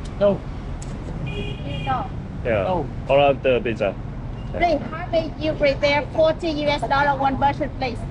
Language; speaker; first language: English; non-native, learner; Vietnamese